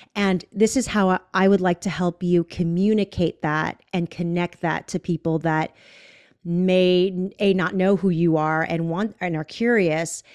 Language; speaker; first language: English; native; English